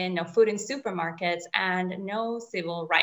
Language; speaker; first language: English; non-native, fluent; Spanish